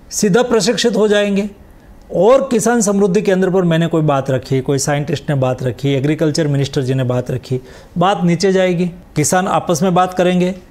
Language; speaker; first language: Hindi; non-native, local second language; Gujarati